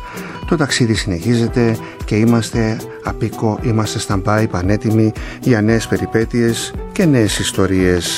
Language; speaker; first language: Greek; native; Greek